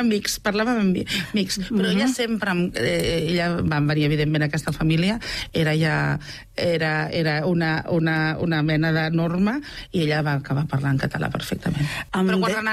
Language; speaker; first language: Catalan; native; Catalan